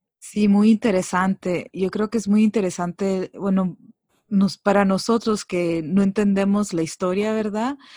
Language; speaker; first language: Spanish; early bilingual, heritage; Spanish